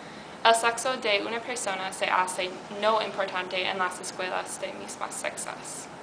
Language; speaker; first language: Spanish; non-native, learner; English